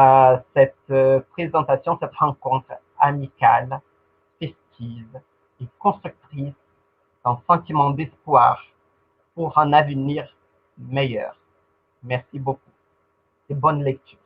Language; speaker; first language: French; non-native, fluent; Portuguese